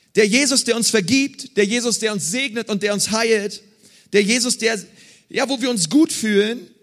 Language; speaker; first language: German; native; German